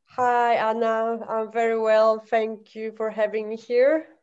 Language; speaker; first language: English; non-native, fluent; Polish